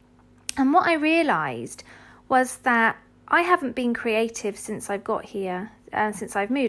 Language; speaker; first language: English; native; English